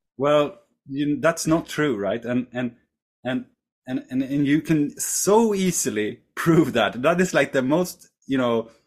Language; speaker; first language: English; non-native, fluent; Swedish